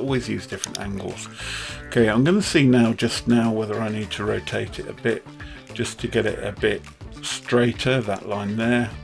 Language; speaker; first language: English; native; English